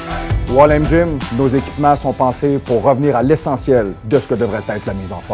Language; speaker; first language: French; native; French